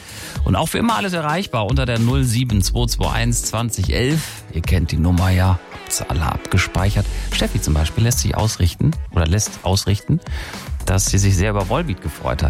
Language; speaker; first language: German; native; German